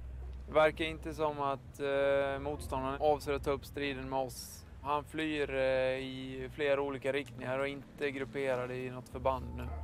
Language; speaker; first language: Swedish; native; Swedish